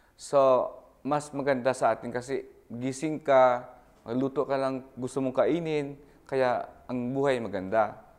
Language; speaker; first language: Filipino; native; Filipino